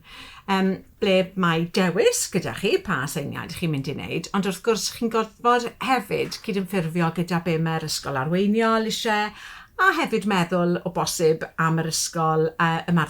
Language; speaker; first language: Welsh; native; Welsh